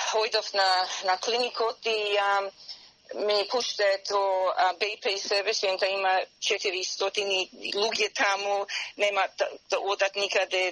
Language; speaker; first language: Macedonian; early bilingual, heritage; Macedonian